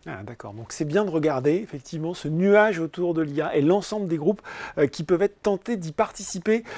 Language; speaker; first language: French; native; French